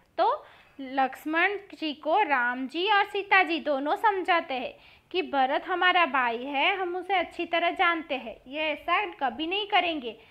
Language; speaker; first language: Hindi; non-native, local second language; Gujarati